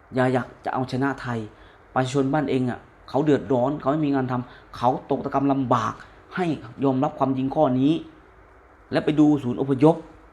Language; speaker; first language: Thai; native; Thai